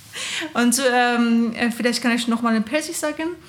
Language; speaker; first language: German; non-native, learner; Persian